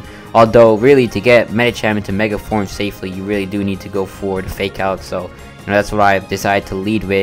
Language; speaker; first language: English; native; English